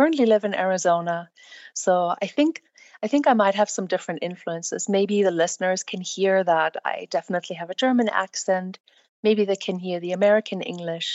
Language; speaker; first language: English; non-native, fluent; German